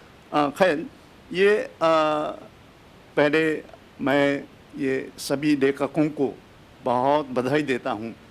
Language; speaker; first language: Hindi; non-native, fluent; Japanese